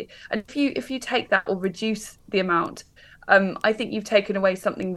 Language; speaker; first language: English; native; English